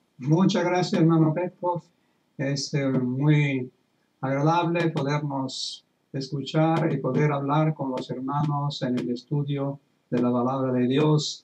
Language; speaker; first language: Spanish; non-native, fluent; Italian